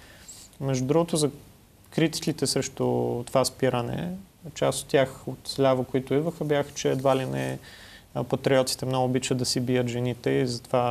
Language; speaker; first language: Bulgarian; native; Bulgarian